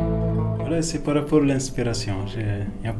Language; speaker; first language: French; non-native, local second language; Arabic